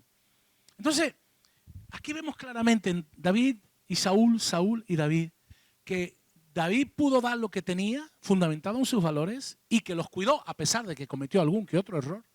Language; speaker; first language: Spanish; native; Spanish